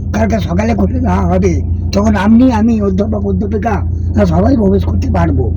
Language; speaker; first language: Bangla; non-native, local second language; Gujarati